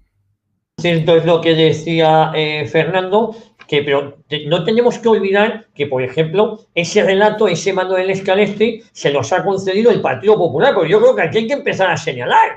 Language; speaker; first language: Spanish; native; Spanish